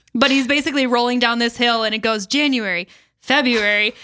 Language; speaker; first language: English; native; English